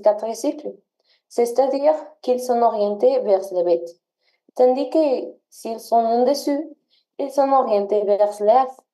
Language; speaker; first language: French; non-native, learner; Spanish